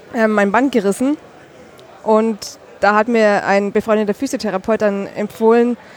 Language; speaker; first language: German; native; German